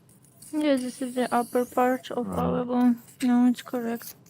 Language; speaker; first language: English; non-native, learner; Ukrainian